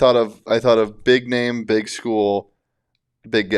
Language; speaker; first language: English; native; English